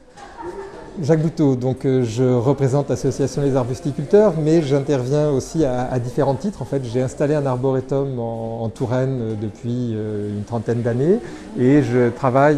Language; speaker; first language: French; native; French